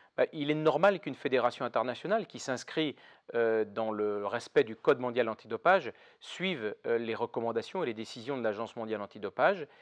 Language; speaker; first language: French; native; French